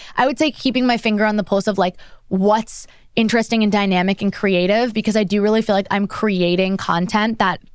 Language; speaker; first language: English; native; English